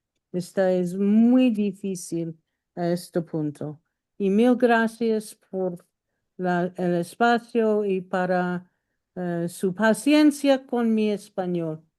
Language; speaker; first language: Spanish; non-native, learner; English